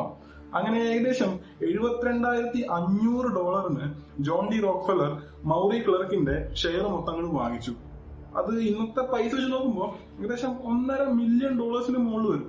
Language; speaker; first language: Malayalam; native; Malayalam